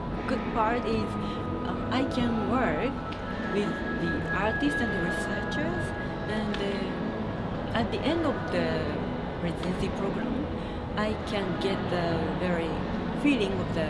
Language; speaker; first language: English; non-native, learner; Japanese